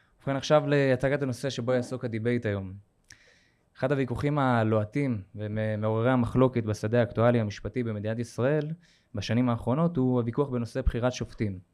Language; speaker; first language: Hebrew; native; Hebrew